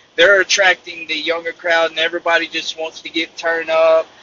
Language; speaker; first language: English; native; English